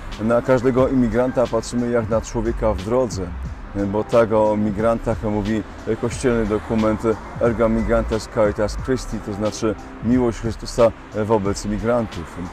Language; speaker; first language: Polish; native; Polish